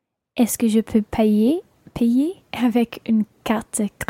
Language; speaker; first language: French; non-native, learner; English